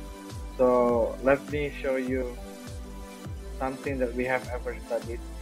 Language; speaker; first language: English; non-native, fluent; Indonesian